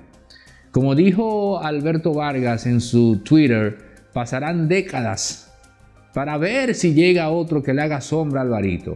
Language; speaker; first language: Spanish; native; Spanish